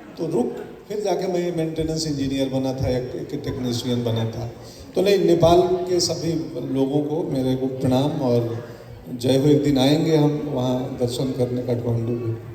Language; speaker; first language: Hindi; native; Hindi